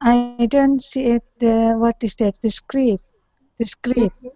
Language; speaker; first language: English; non-native, learner; Indonesian